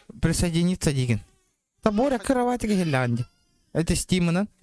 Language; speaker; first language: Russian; non-native, local second language; Yakut